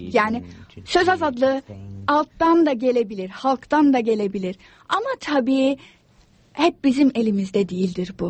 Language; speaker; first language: Turkish; non-native, fluent; English